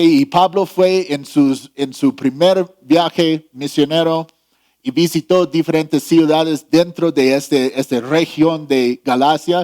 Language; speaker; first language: Spanish; non-native, fluent; English